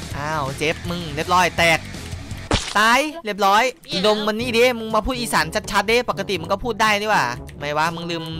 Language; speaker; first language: Thai; native; Thai